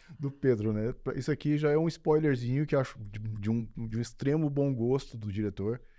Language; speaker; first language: Portuguese; native; Portuguese